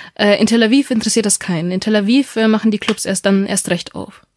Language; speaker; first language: German; non-native, local second language; Russian